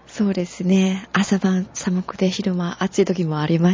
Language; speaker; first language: Japanese; non-native, fluent; Chinese